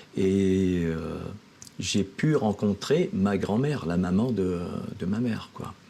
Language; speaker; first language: French; non-native, local second language; Javanese